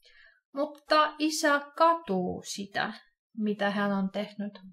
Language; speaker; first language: Finnish; non-native, fluent; Russian